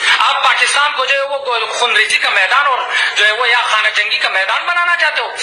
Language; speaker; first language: Urdu; non-native, local second language; Sindhi